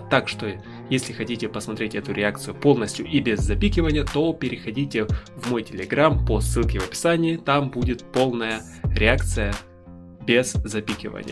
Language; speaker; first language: Russian; native; Russian